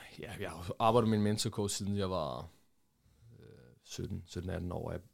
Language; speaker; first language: Danish; early bilingual, other home language; Portuguese